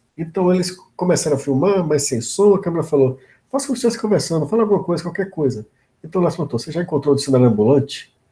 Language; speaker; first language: Portuguese; native; Portuguese